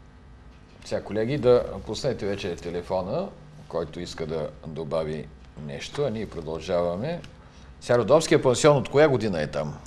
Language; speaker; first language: Bulgarian; native; Bulgarian